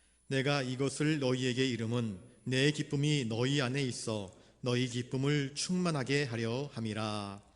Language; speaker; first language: Korean; native; Korean